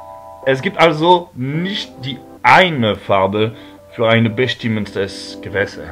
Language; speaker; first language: German; non-native, fluent; French